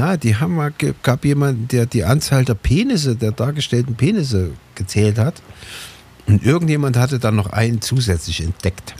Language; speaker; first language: German; native; German